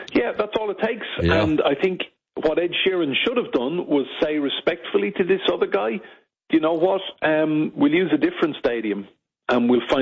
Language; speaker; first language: English; native; English